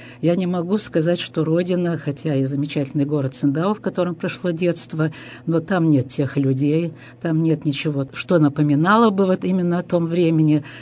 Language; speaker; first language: Russian; early bilingual, heritage; Russian